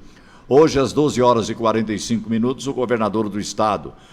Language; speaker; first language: Portuguese; native; Portuguese